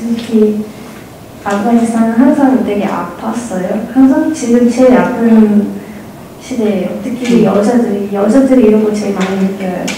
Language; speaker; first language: Korean; non-native, fluent; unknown